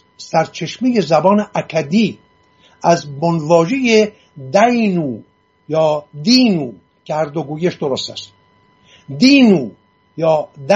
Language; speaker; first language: Persian; non-native, local second language; Assyrian Neo-Aramaic